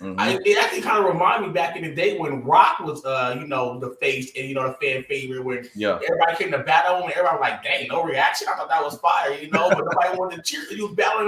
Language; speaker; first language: English; native; English